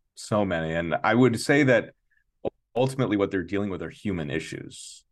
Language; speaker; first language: English; native; English